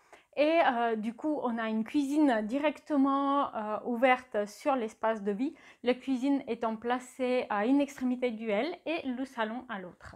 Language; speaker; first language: French; native; French